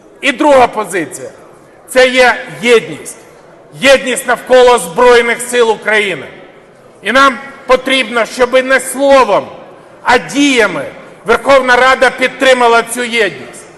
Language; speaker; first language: Ukrainian; native; Ukrainian